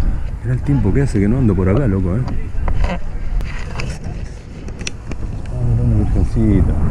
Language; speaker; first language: Spanish; native; Spanish